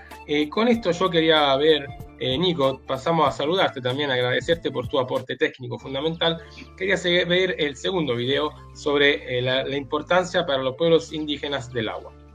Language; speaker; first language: Spanish; native; Spanish